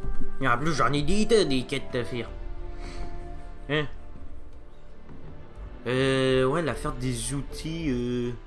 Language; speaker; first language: French; native; French